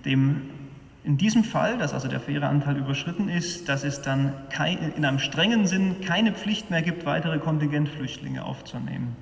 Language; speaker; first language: German; native; German